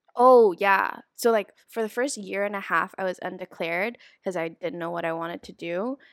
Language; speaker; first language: English; early bilingual, other home language; Vietnamese